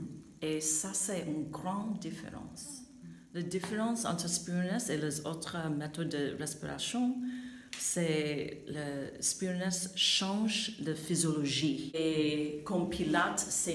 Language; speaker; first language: French; non-native, fluent; English